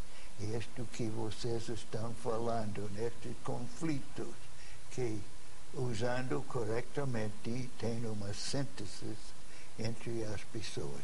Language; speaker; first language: Portuguese; non-native, fluent; English